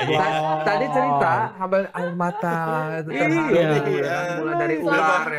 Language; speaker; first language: Indonesian; native; Indonesian